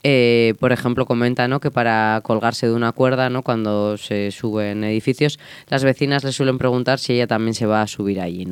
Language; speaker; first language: Spanish; native; Spanish